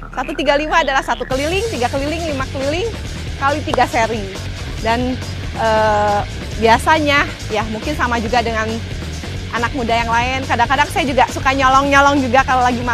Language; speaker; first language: Indonesian; native; Indonesian